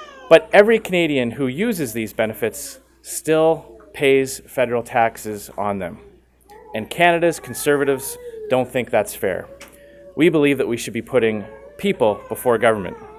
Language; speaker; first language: English; native; English